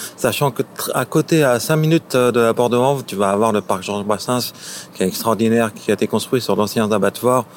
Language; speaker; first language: French; native; French